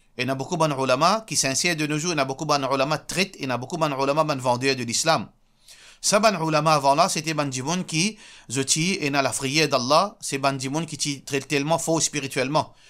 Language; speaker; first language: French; non-native, local second language; Morisyen